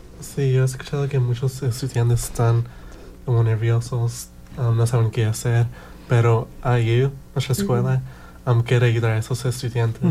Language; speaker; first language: Spanish; early bilingual, heritage; Spanish